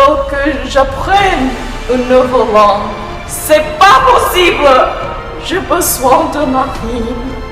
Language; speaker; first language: French; non-native, learner; English